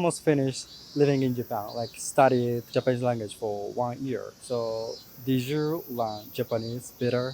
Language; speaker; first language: English; non-native, fluent; Japanese